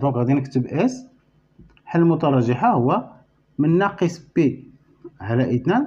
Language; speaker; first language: Arabic; native; Arabic